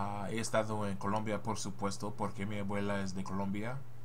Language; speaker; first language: Spanish; non-native, learner; English